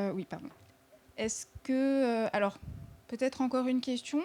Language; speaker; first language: French; native; French